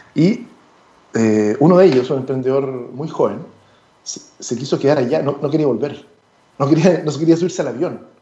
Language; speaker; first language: Spanish; native; Spanish